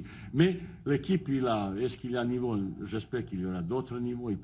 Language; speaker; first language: French; non-native, learner; Bosnian